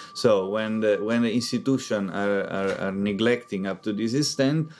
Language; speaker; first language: English; non-native, fluent; Italian